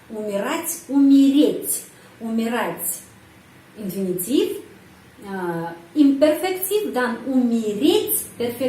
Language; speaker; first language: Russian; non-native, fluent; Indonesian